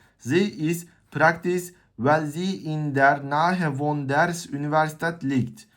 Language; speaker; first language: German; non-native, learner; Turkish